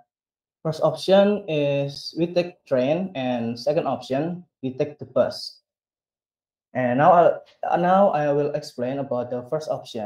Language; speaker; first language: English; non-native, learner; Indonesian